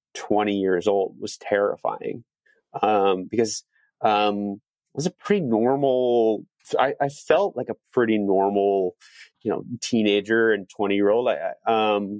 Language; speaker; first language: English; native; English